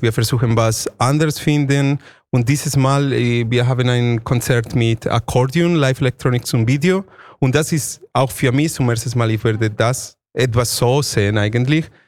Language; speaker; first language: German; non-native, fluent; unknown